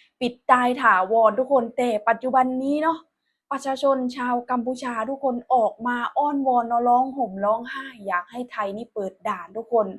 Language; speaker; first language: Thai; non-native, local second language; Northeastern Thai